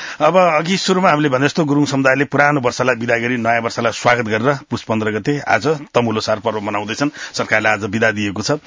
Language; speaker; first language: Nepali; native; Nepali